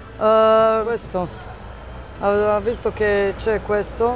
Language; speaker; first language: Italian; non-native, learner; Serbian